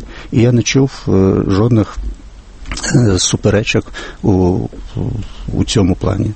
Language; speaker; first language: Ukrainian; non-native, fluent; Lithuanian